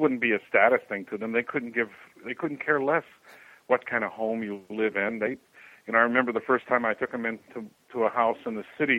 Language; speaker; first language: English; native; English